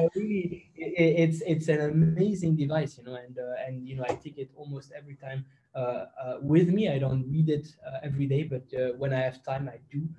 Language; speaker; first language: English; non-native, fluent; French